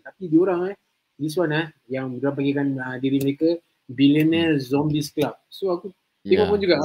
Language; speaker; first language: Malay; native; Malay